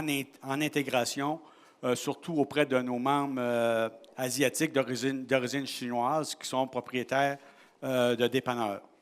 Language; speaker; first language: French; native; French